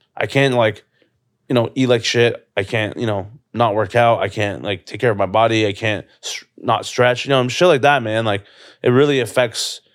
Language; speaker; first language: English; native; English